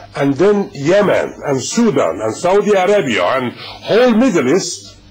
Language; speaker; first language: English; non-native, fluent; Persian